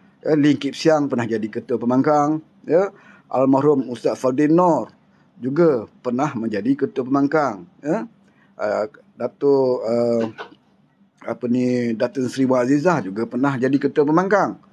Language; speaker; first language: Malay; native; Malay